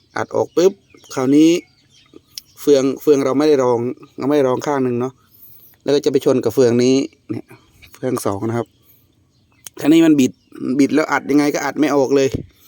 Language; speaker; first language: Thai; native; Thai